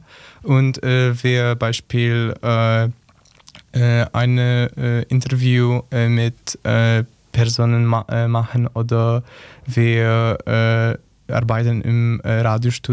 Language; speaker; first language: German; non-native, learner; Polish